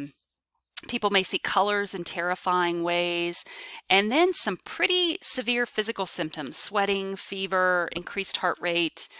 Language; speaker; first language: English; native; English